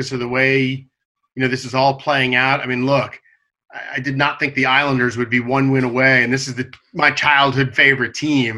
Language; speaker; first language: English; native; English